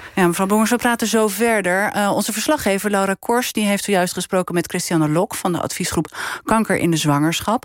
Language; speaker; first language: Dutch; native; Dutch